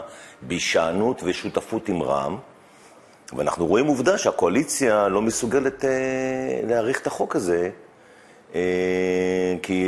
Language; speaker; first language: Hebrew; native; Hebrew